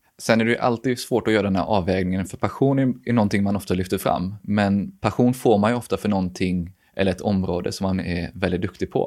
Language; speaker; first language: Swedish; native; Swedish